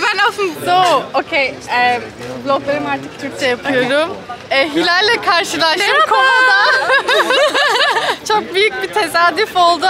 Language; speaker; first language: Turkish; early bilingual, heritage; Turkish